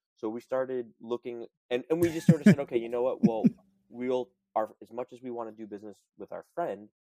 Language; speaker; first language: English; native; English